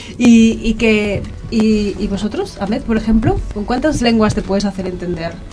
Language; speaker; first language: Spanish; non-native, local second language; Catalan